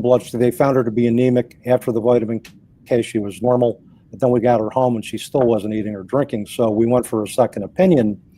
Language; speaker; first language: English; native; English